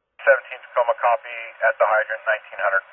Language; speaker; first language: English; native; English